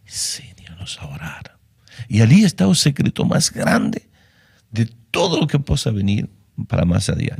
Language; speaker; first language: Spanish; non-native, fluent; Portuguese